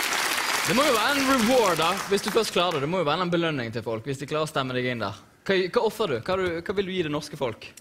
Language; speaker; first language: Norwegian; native; Norwegian